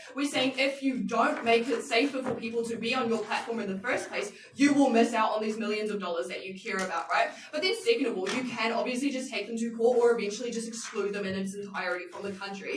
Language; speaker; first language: English; native; English